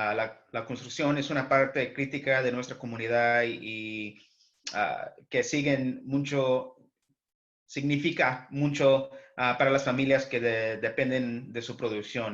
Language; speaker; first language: Spanish; early bilingual, heritage; English